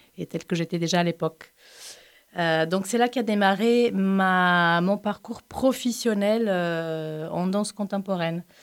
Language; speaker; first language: French; non-native, fluent; Portuguese